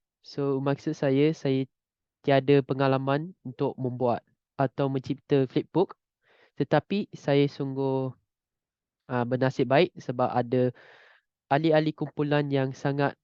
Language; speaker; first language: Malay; non-native, local second language; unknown